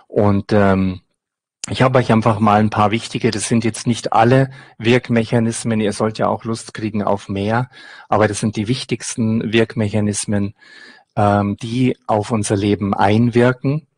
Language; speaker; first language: German; native; German